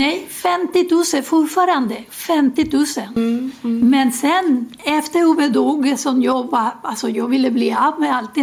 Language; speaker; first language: Swedish; non-native, learner; Spanish